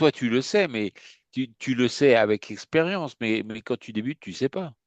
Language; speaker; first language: French; native; French